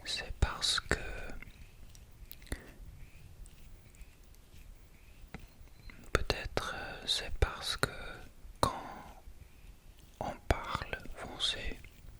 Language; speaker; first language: French; non-native, fluent; English